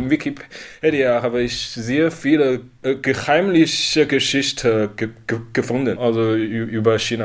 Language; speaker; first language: German; non-native, learner; Chinese